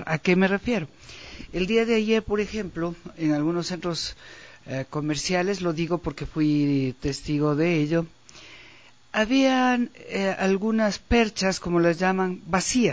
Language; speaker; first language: Spanish; native; Spanish